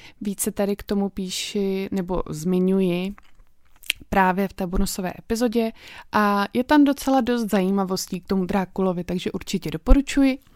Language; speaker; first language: Czech; native; Czech